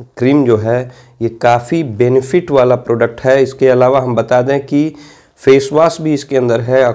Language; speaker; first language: Hindi; native; Hindi